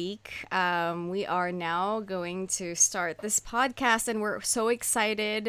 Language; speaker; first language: English; non-native, local second language; Filipino